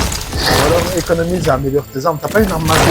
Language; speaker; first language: French; native; French